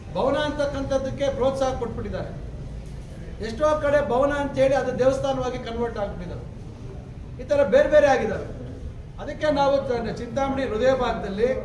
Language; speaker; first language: Kannada; native; Kannada